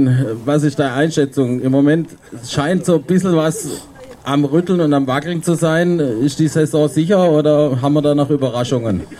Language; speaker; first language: German; native; German